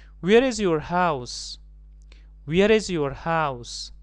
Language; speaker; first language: English; non-native, fluent; Persian